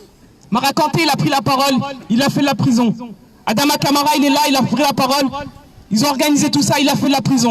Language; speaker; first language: French; native; French